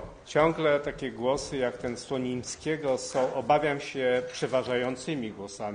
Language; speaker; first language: Polish; native; Polish